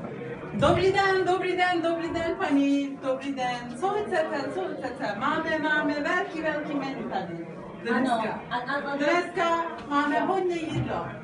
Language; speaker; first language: Czech; non-native, learner; Turkish